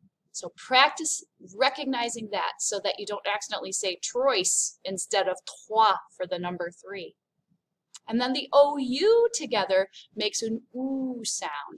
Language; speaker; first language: English; native; English